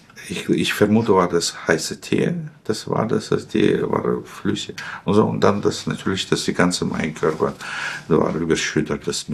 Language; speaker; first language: German; non-native, fluent; Russian